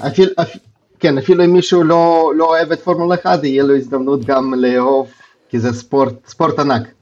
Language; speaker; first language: Hebrew; non-native, fluent; Russian